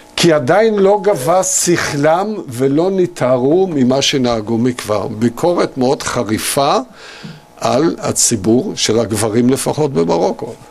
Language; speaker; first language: Hebrew; native; Hebrew